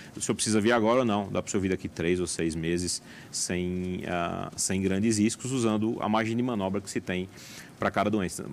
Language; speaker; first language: Portuguese; native; Portuguese